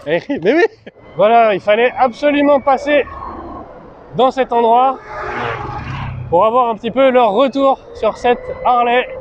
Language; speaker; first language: French; native; French